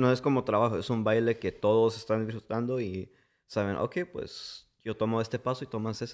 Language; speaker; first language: Spanish; early bilingual, heritage; English